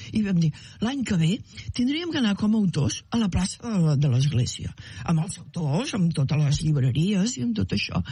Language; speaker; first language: Catalan; native; Catalan